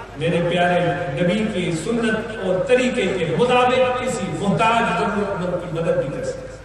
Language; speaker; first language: Urdu; non-native, local second language; Sindhi